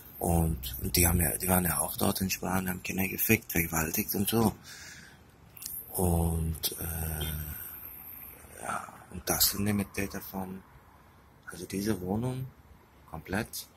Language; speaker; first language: German; early bilingual, other home language; Turkish